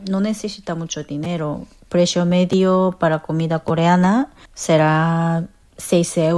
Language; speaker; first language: Spanish; non-native, fluent; Korean